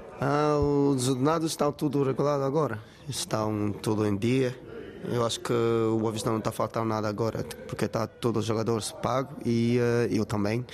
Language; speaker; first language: Portuguese; non-native, fluent; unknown